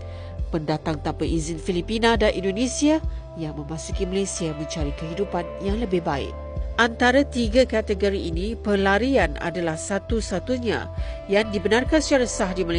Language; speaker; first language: Malay; native; Malay